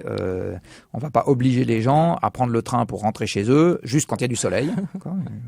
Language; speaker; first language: French; native; French